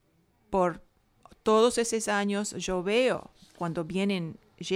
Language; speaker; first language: Spanish; non-native, fluent; English